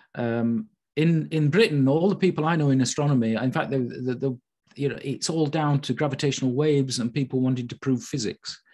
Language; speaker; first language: English; native; English